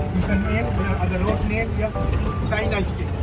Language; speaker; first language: English; non-native, learner; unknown